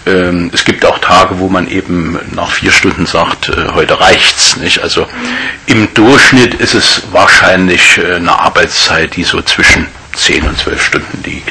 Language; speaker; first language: German; native; German